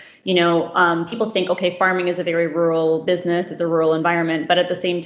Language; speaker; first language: English; native; English